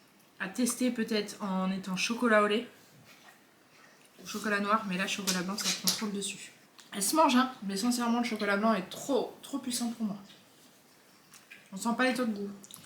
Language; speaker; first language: French; native; French